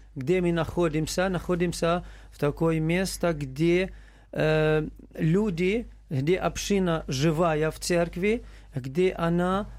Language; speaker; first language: Russian; non-native, learner; Arabic